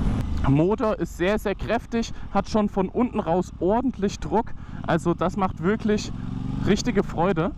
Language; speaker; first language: German; native; German